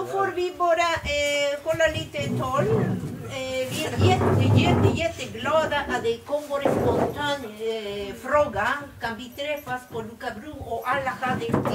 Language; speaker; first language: Swedish; non-native, fluent; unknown